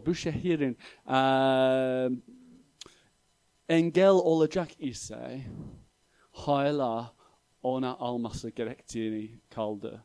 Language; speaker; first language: Turkish; non-native, fluent; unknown